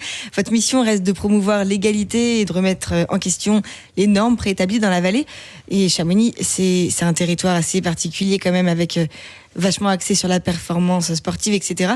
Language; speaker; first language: French; native; French